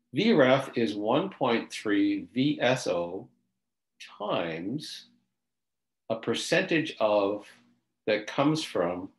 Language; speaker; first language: English; native; English